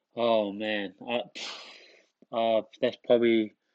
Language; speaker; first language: English; early bilingual, other home language; Tongan